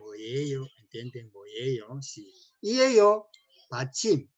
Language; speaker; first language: Spanish; non-native, learner; Korean